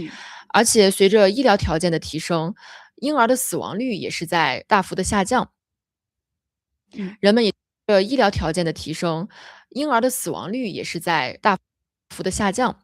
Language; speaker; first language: Chinese; native; Chinese